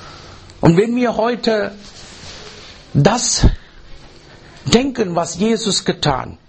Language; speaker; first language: German; non-native, learner; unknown